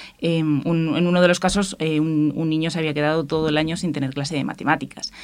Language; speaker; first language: Spanish; native; Spanish